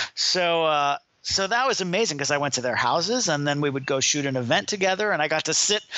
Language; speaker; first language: English; native; English